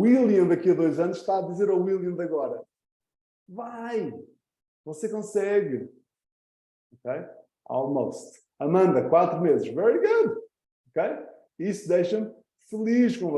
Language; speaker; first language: Portuguese; early bilingual, heritage; Portuguese